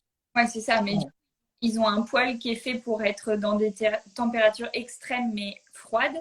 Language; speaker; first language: French; native; French